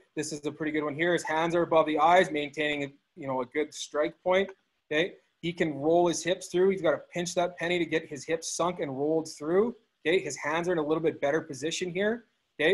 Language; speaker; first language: English; native; English